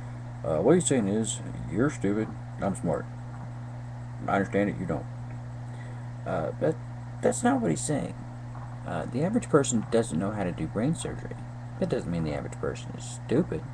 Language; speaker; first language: English; native; English